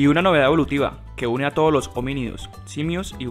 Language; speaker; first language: Spanish; native; Spanish